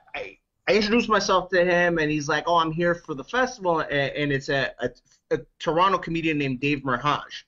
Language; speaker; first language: English; native; English